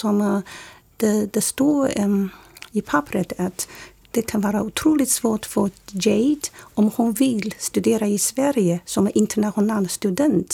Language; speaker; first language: Swedish; non-native, fluent; Chinese